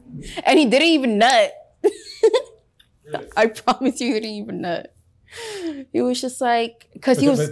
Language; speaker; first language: English; early bilingual, other home language; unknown